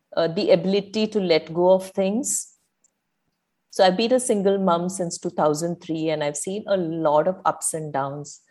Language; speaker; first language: English; non-native, local second language; Malayalam